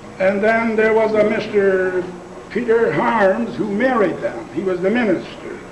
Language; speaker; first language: English; non-native, local second language; Plautdietsch